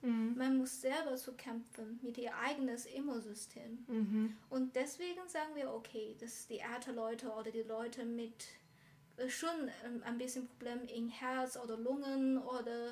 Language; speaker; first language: German; non-native, learner; Chinese